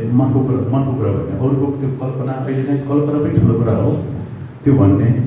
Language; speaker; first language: Nepali; non-native, local second language; Gurung